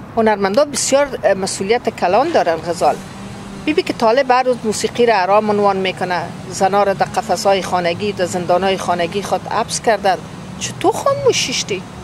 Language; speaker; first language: Persian; native; Persian